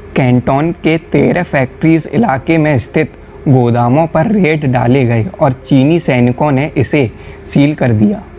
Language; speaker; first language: Hindi; native; Hindi